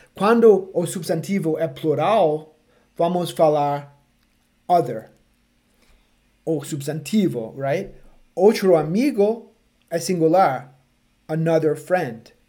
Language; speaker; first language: Portuguese; non-native, fluent; English